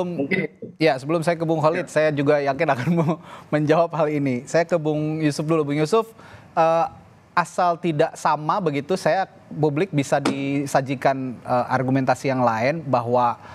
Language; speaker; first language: Indonesian; native; Indonesian